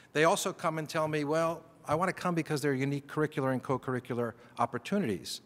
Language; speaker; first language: English; native; English